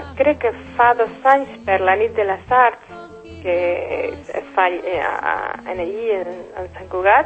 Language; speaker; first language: Catalan; non-native, fluent; Spanish